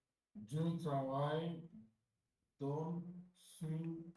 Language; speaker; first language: French; non-native, learner; Hindi